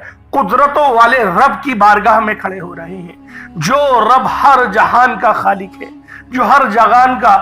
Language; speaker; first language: Urdu; native; Urdu